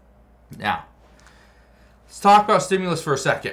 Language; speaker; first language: English; native; English